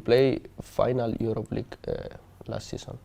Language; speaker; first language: English; non-native, learner; Spanish